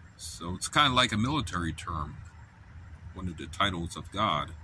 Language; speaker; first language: English; native; English